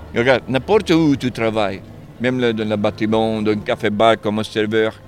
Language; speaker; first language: French; non-native, learner; Serbian